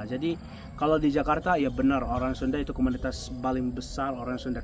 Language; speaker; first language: Indonesian; non-native, fluent; Arabic